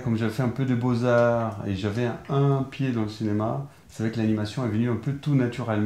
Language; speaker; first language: French; non-native, fluent; Portuguese